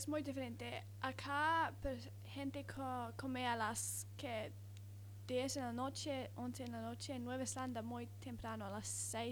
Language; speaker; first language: Spanish; non-native, learner; English